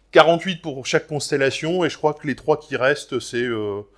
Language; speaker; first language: French; native; French